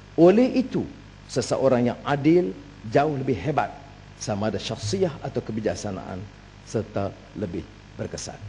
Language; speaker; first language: Malay; native; Malay